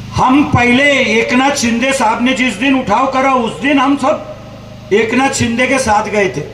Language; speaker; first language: Hindi; non-native, local second language; Marathi